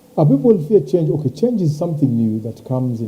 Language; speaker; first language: English; non-native, local second language; Swahili